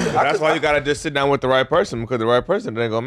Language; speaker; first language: English; native; English